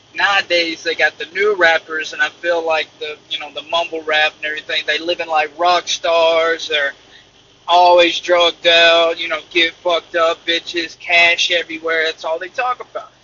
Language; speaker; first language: English; native; English